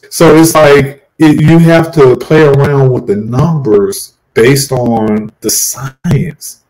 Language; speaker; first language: English; native; English